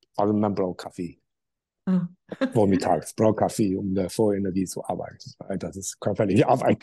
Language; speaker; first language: German; non-native, learner; Chinese